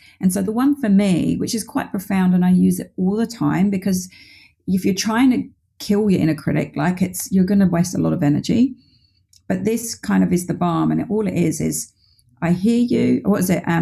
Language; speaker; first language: English; native; English